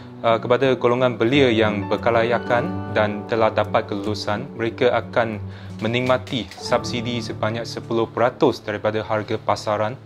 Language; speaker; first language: Malay; non-native, local second language; Chinese